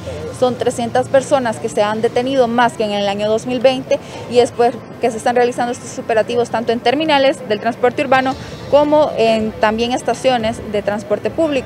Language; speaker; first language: Spanish; native; Spanish